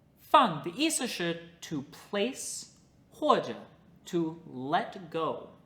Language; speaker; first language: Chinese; non-native, fluent; English